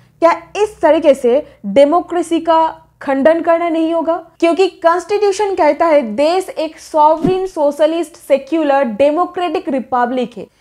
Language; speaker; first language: Hindi; native; Hindi